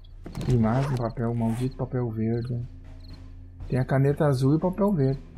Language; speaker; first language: Portuguese; native; Portuguese